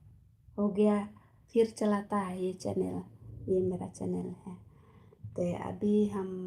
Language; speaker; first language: Hindi; non-native, local second language; Khasi